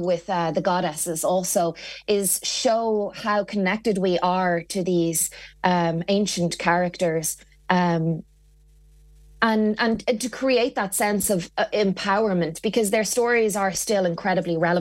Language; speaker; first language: English; native; English